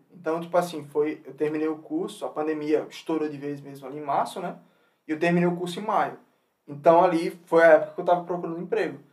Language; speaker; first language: Portuguese; native; Portuguese